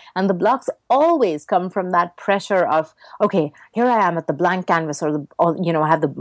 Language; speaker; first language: English; native; English